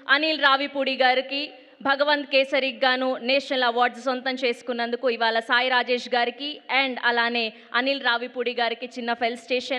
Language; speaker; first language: Telugu; native; Telugu